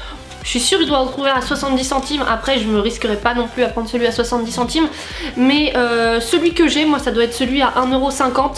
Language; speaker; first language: French; native; French